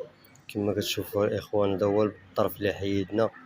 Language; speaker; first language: Arabic; native; Arabic